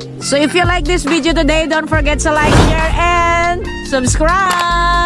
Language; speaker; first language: English; non-native, local second language; Filipino